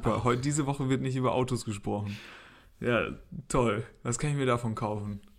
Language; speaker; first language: German; native; German